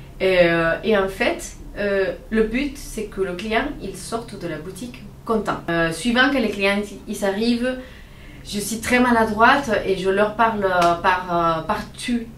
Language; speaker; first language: French; non-native, fluent; Spanish